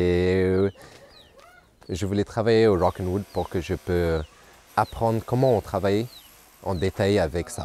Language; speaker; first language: French; non-native, local second language; Nepali